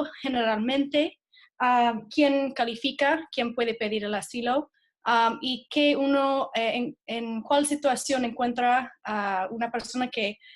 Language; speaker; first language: Spanish; non-native, fluent; English